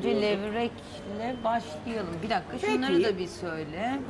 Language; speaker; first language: Turkish; native; Turkish